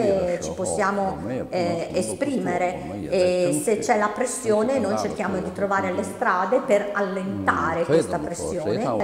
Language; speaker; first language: Italian; non-native, fluent; Chinese